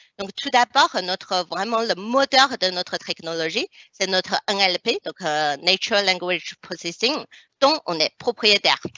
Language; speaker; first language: French; non-native, fluent; Chinese